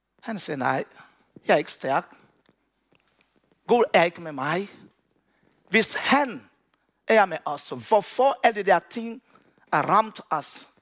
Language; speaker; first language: Danish; non-native, learner; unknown